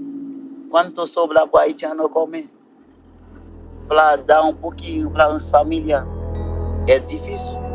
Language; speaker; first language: Portuguese; non-native, learner; Haitian Creole